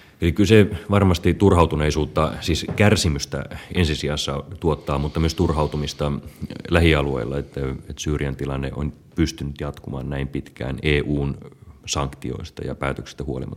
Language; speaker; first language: Finnish; native; Finnish